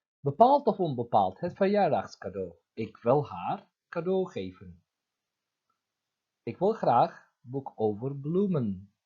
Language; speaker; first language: Dutch; non-native, fluent; Turkish